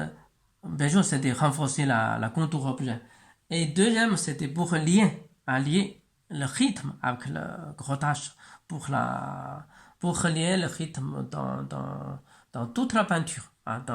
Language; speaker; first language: French; non-native, learner; Chinese